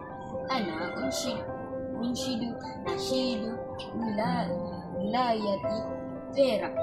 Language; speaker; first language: Arabic; non-native, learner; Malay